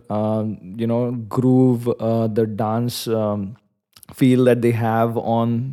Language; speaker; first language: English; non-native, local second language; Hindi